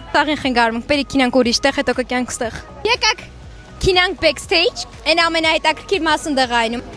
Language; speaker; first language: Armenian; native; Armenian